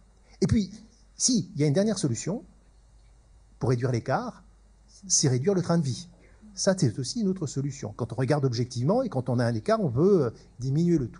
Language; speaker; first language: French; native; French